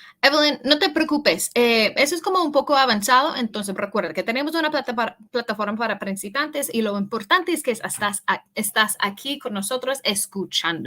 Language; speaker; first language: Spanish; early bilingual, heritage; English